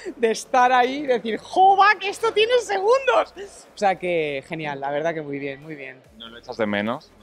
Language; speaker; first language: Spanish; native; Spanish